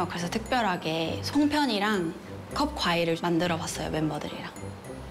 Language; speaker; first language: Korean; non-native, fluent; Chinese